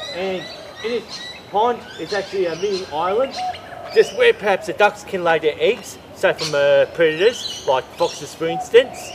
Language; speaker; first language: English; native; English